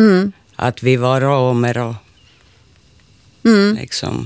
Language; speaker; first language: Swedish; non-native, local second language; Finnish